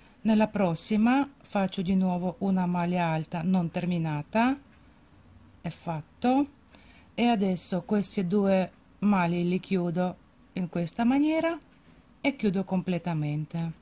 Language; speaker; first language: Italian; non-native, fluent; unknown